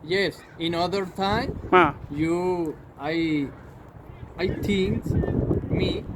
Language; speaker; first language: English; non-native, learner; Spanish